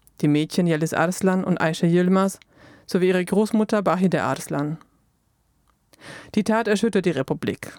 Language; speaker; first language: German; native; German